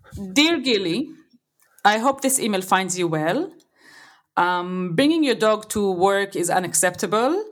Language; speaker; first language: English; non-native, fluent; Hebrew